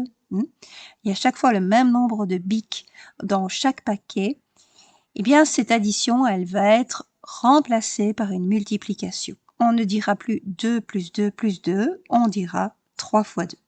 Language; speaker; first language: French; native; French